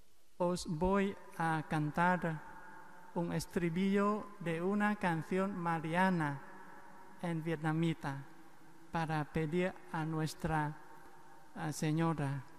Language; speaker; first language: Spanish; non-native, fluent; Vietnamese